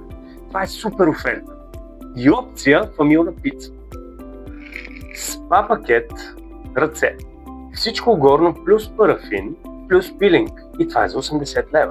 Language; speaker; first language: Bulgarian; native; Bulgarian